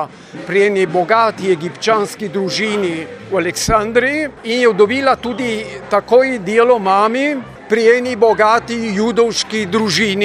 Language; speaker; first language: Slovenian; early bilingual, heritage; Slovenian